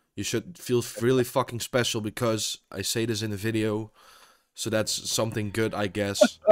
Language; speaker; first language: English; non-native, fluent; Dutch